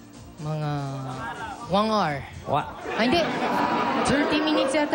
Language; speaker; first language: Filipino; non-native, learner; Japanese